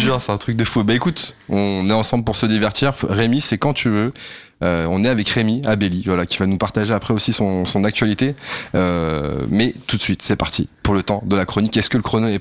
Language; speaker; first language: French; native; French